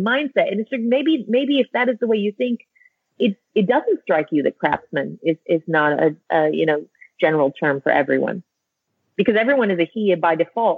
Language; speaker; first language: English; native; English